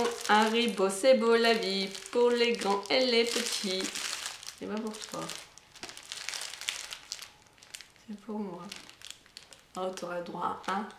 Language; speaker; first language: French; native; French